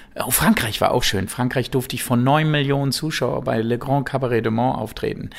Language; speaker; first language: German; native; German